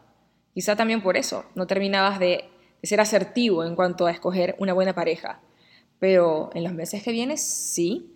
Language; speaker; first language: Spanish; native; Spanish